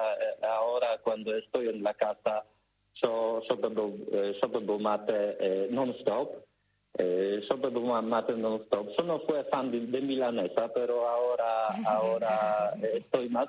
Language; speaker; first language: Spanish; non-native, learner; Polish